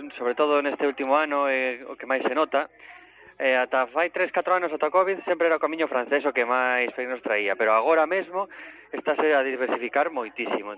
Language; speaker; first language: Galician; native; Galician